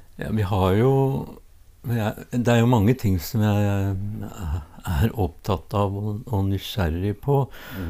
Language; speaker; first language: Norwegian; native; Norwegian